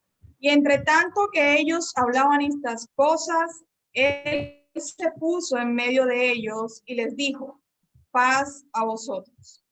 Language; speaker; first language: Spanish; native; Spanish